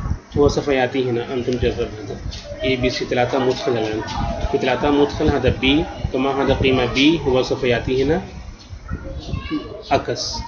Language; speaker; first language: Arabic; non-native, learner; Urdu